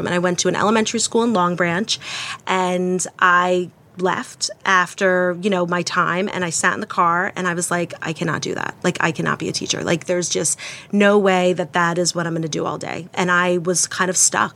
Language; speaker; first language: English; native; English